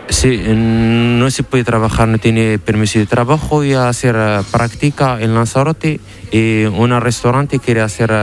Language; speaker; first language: Spanish; non-native, learner; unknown